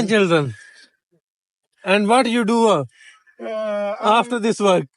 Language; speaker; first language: English; non-native, learner; Punjabi